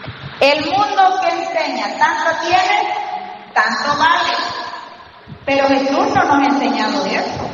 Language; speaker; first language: Spanish; native; Spanish